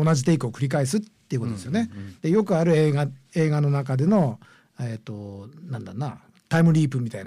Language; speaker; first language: Japanese; native; Japanese